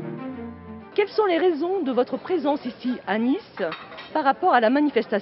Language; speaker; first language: French; native; French